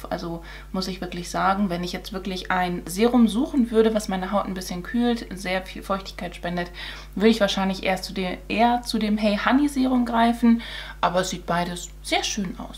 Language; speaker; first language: German; native; German